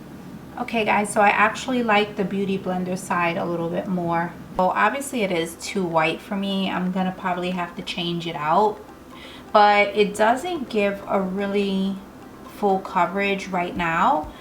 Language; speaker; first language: English; native; English